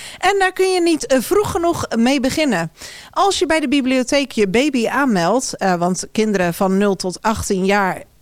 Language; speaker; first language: Dutch; native; Dutch